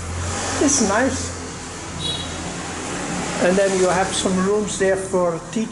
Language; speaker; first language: English; non-native, fluent; Dutch